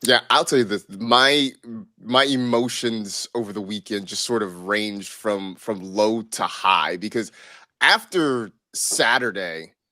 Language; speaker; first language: English; native; English